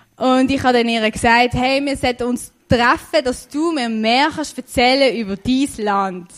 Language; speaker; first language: German; native; German